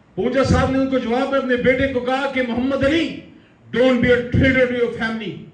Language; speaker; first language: Urdu; non-native, local second language; Pashto